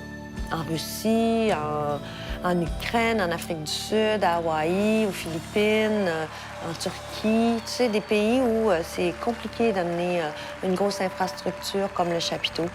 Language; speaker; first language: French; native; French